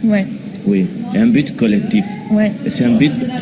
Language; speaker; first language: French; non-native, learner; Spanish